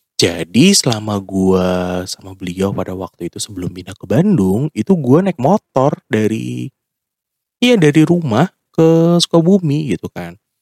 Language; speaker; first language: Indonesian; native; Indonesian